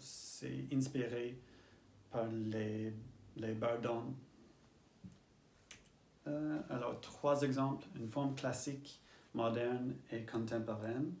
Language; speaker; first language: French; non-native, learner; English